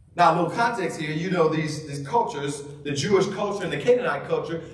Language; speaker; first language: English; native; English